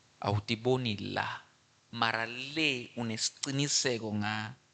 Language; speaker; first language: Zulu; non-native, local second language; Swati